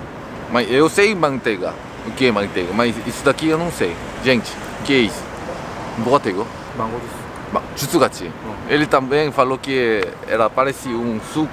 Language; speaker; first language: Portuguese; non-native, learner; Korean